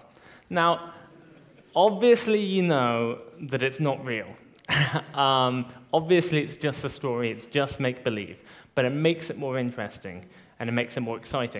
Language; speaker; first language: English; native; English